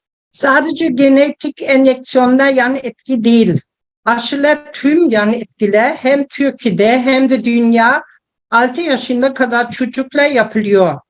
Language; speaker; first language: Turkish; non-native, learner; German